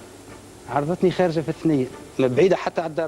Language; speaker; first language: Arabic; native; Arabic